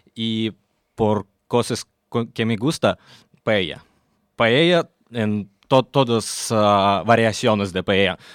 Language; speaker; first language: Spanish; non-native, learner; Russian